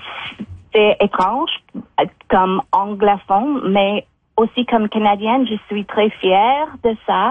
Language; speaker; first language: French; non-native, fluent; English